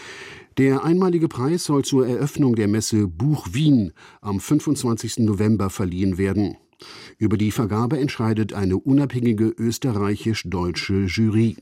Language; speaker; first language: German; native; German